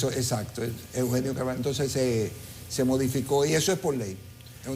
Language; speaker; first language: Spanish; native; Spanish